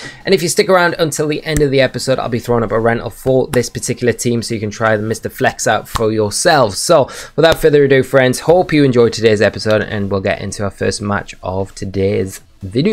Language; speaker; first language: English; native; English